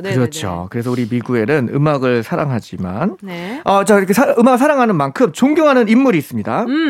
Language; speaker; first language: Korean; native; Korean